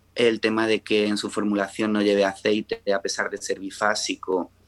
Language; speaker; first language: Spanish; native; Spanish